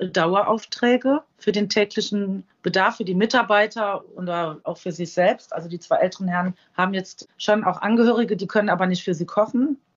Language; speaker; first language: German; native; German